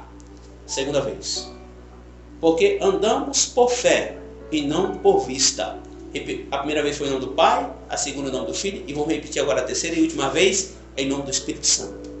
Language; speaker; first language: Portuguese; native; Portuguese